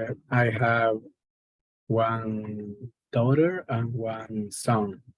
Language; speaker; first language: English; non-native, learner; Spanish